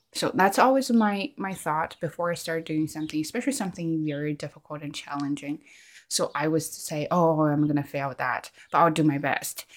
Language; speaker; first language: English; non-native, fluent; Chinese